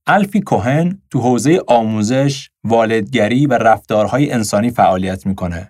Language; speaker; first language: Persian; native; Persian